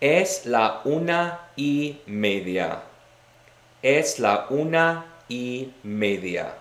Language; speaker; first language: Spanish; non-native, fluent; English